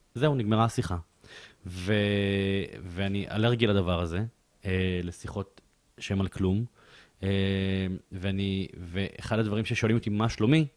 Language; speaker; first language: Hebrew; native; Hebrew